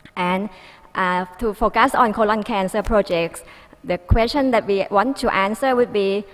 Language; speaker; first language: English; non-native, fluent; Thai